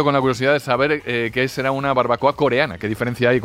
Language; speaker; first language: Spanish; native; Spanish